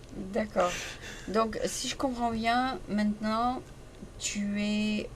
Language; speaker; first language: French; native; French